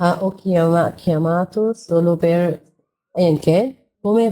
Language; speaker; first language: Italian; non-native, learner; Arabic